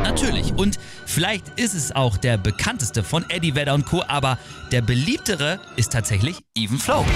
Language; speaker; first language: German; native; German